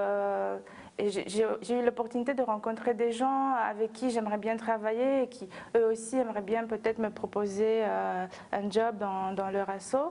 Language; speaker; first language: French; non-native, fluent; Romanian